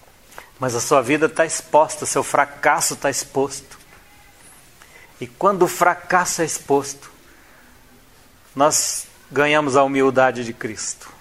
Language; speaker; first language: Portuguese; native; Portuguese